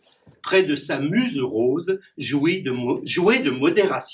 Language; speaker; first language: French; native; French